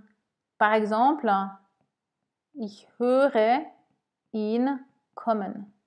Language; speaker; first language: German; non-native, fluent; French